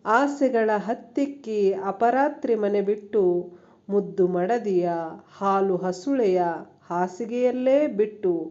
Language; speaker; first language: Kannada; native; Kannada